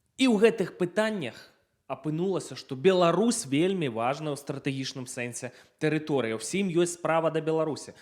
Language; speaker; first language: Belarusian; non-native, local second language; Russian